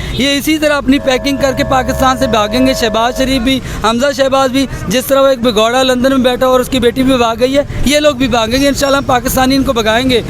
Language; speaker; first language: Urdu; non-native, local second language; Punjabi